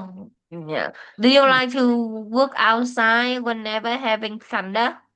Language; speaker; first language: English; non-native, fluent; Vietnamese